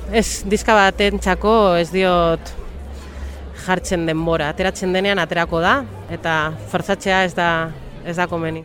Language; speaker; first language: Basque; non-native, local second language; Spanish